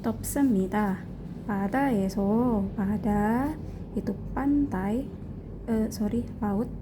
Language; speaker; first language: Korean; non-native, learner; Indonesian